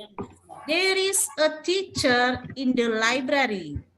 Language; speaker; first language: English; non-native, learner; Indonesian